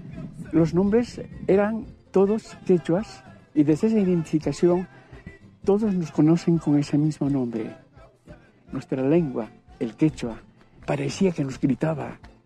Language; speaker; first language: Spanish; non-native, local second language; Quechua